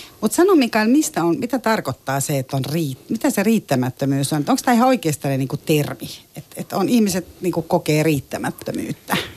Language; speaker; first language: Finnish; native; Finnish